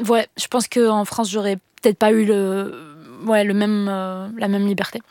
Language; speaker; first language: French; non-native, local second language; Arabic